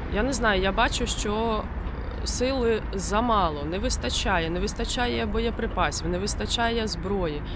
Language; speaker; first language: Ukrainian; native; Ukrainian